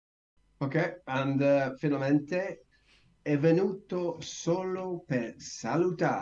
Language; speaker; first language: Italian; non-native, learner; English